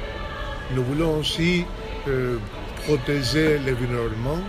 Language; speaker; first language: French; non-native, fluent; Greek